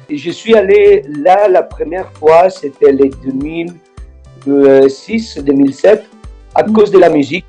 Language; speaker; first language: French; non-native, fluent; Italian